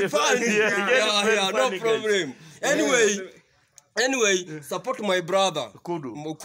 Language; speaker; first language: English; non-native, learner; Swahili